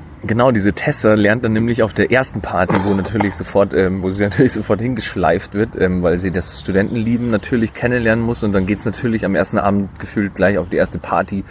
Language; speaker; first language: German; native; German